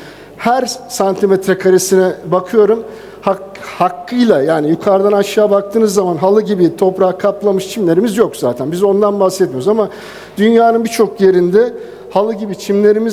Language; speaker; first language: Turkish; native; Turkish